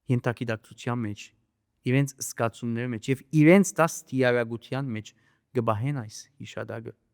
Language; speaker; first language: Armenian; early bilingual, heritage; Armenian